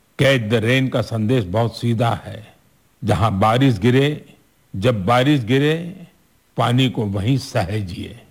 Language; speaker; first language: Hindi; non-native, local second language; Gujarati